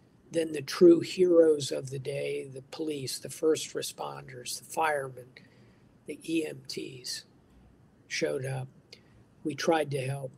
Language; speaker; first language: English; native; English